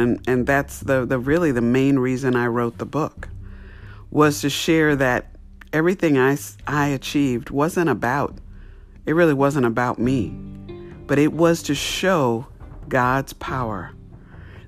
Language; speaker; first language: English; native; English